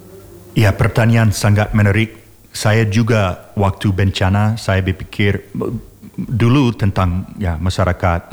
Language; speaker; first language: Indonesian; non-native, learner; English